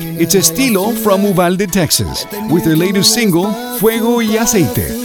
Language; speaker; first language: English; early bilingual, other home language; Spanish